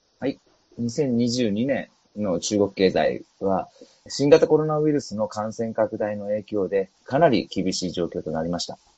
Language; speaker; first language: Japanese; native; Japanese